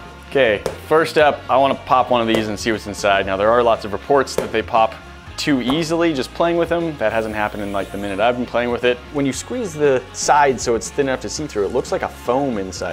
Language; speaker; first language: English; native; English